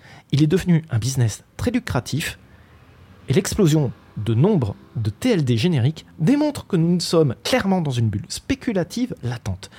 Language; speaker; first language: French; native; French